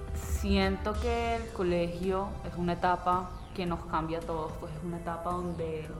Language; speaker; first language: Spanish; native; Spanish